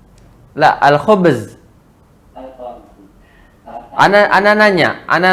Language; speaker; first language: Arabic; non-native, fluent; Indonesian